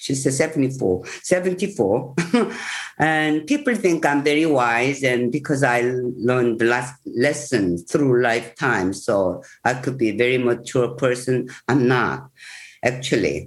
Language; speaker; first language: English; non-native, learner; Korean